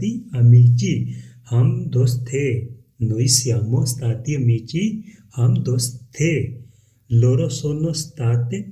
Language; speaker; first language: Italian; non-native, fluent; Urdu